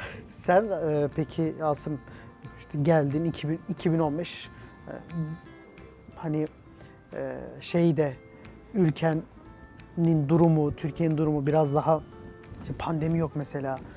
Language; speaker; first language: Turkish; native; Turkish